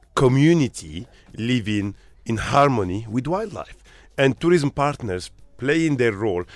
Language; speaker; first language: English; non-native, fluent; Arabic